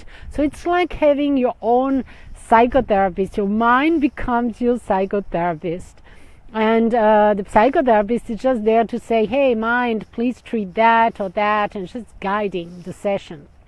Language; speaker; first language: English; non-native, fluent; French